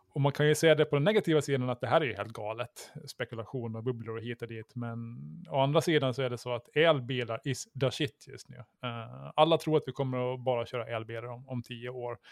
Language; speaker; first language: Swedish; native; Swedish